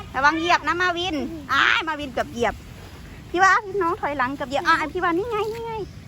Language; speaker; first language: Thai; native; Thai